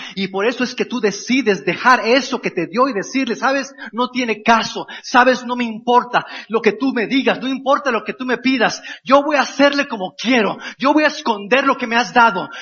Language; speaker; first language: Spanish; native; Spanish